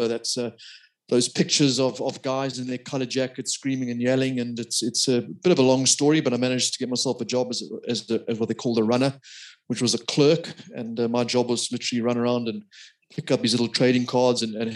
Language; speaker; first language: English; native; English